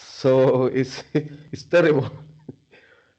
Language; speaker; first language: English; non-native, learner; Spanish